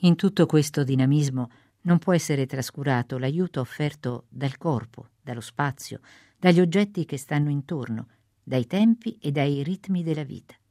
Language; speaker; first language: Italian; native; Italian